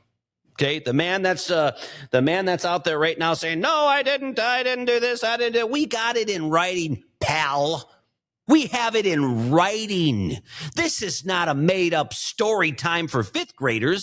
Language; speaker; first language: English; native; English